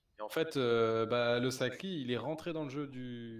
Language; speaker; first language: French; native; French